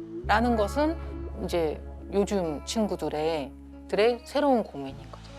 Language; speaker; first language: Korean; native; Korean